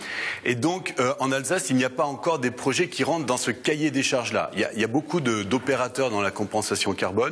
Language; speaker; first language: French; native; French